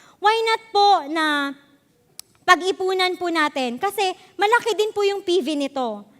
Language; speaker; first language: Filipino; native; Filipino